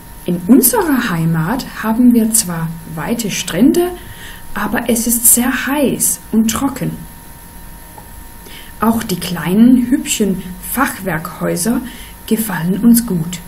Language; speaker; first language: German; non-native, fluent; Danish